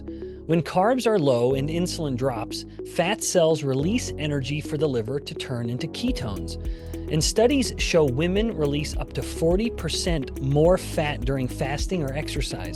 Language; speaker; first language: English; native; English